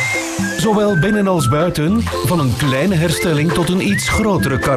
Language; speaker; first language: Dutch; native; Dutch